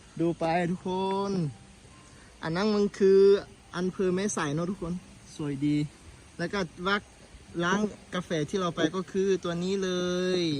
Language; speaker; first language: Thai; non-native, local second language; Akha